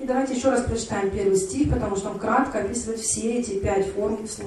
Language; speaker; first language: Russian; native; Russian